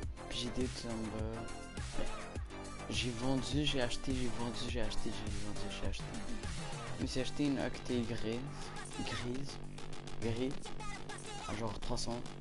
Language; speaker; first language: French; native; French